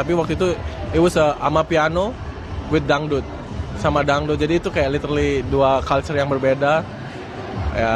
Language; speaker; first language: Indonesian; native; Indonesian